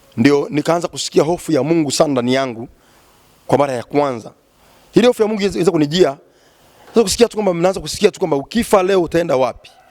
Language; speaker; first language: Swahili; native; Swahili